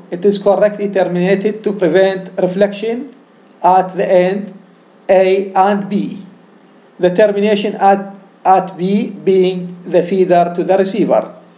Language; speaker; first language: English; non-native, fluent; Arabic